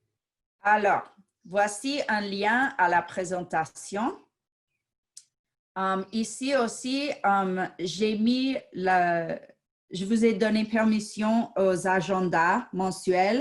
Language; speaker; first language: French; non-native, fluent; English